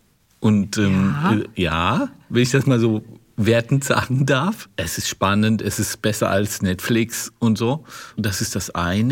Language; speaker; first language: German; native; German